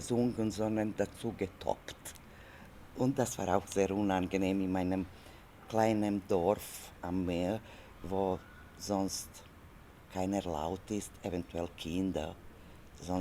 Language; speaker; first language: German; non-native, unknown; Serbian